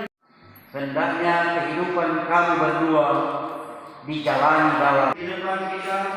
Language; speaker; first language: Indonesian; native; Indonesian